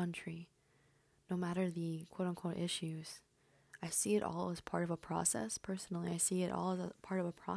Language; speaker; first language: English; early bilingual, other home language; Spanish